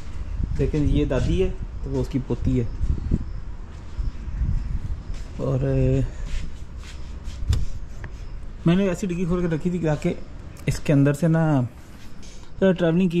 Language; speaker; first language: Urdu; native; Urdu